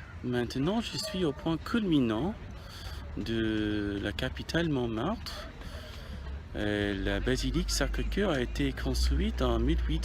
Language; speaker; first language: French; non-native, fluent; English